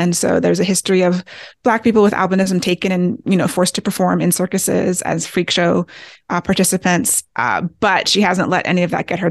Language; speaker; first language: English; native; English